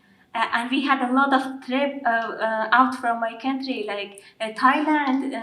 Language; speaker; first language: English; non-native, learner; Persian